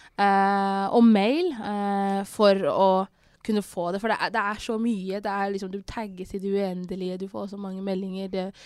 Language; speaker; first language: Norwegian; early bilingual, other home language; Somali